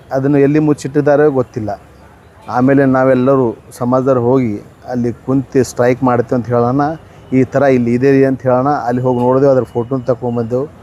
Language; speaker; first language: Kannada; non-native, local second language; Lambadi